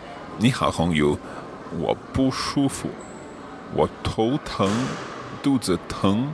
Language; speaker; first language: Chinese; non-native, learner; English